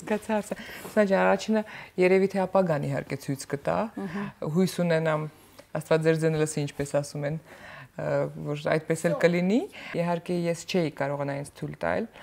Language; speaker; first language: Armenian; native; Armenian